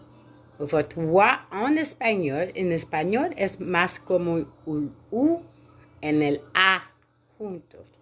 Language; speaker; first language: Spanish; non-native, learner; French